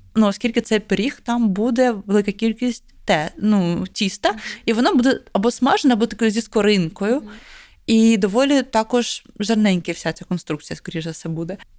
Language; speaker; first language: Ukrainian; native; Ukrainian